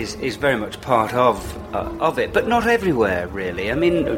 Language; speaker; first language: English; native; English